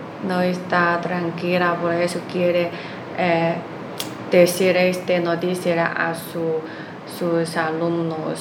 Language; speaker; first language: Spanish; non-native, learner; Chinese